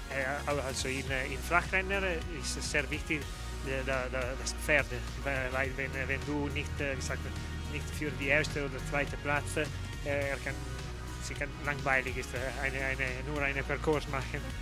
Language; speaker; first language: German; non-native, learner; Italian